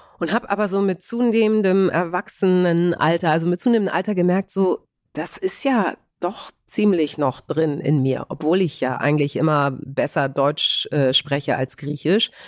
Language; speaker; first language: German; early bilingual, other home language; Greek